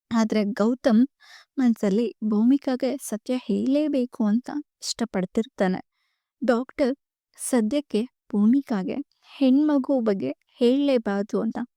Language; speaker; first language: Kannada; native; Kannada